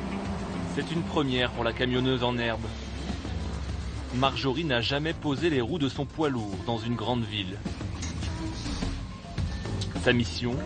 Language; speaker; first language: French; native; French